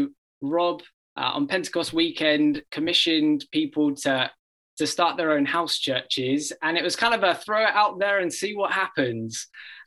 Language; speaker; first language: English; native; English